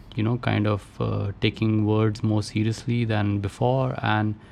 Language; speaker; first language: English; non-native, local second language; Hindi